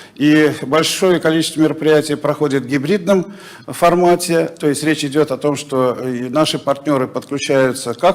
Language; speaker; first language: Russian; native; Russian